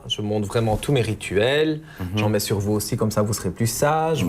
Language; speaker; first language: French; native; French